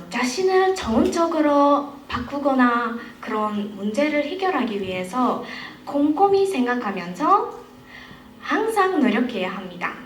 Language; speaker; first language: Korean; non-native, fluent; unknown